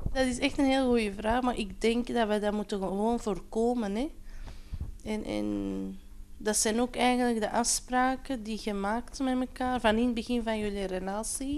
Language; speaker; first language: Dutch; non-native, local second language; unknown